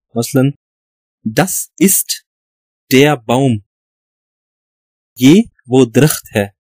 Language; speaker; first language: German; non-native, fluent; Urdu